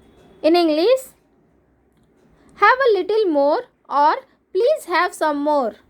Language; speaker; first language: English; non-native, local second language; Hindi